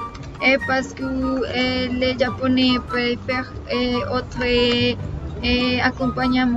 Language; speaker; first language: French; non-native, learner; Spanish